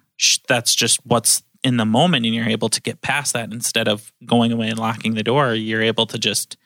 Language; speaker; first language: English; native; English